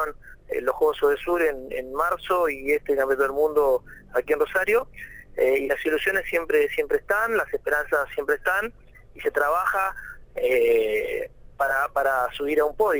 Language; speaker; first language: Spanish; native; Spanish